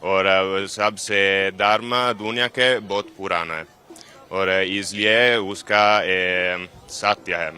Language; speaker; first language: Hindi; non-native, learner; Italian